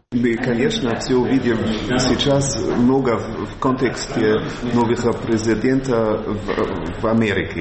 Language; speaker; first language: Russian; non-native, learner; German